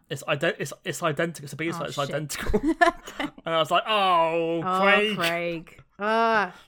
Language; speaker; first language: English; native; English